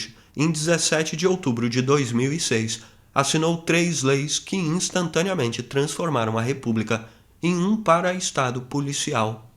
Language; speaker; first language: Portuguese; native; Portuguese